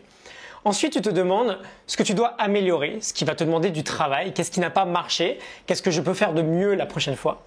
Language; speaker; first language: French; native; French